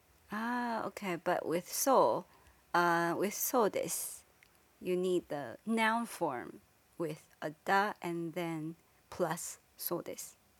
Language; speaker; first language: English; non-native, fluent; Chinese